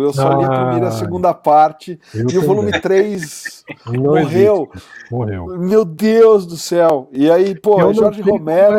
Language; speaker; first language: Portuguese; native; Portuguese